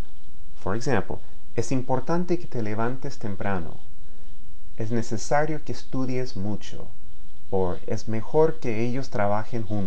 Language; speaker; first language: Spanish; non-native, fluent; English